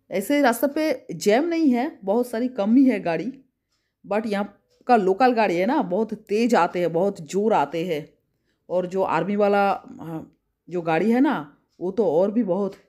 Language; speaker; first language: Hindi; non-native, local second language; Bangla